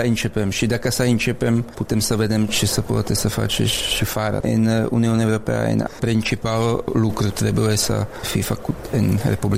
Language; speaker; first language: Romanian; non-native, learner; Czech